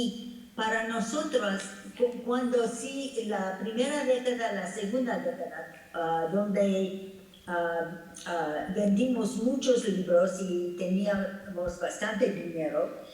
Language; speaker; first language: Spanish; non-native, fluent; English